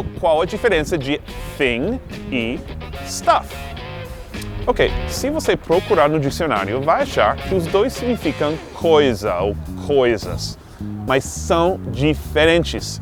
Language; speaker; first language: Portuguese; non-native, fluent; English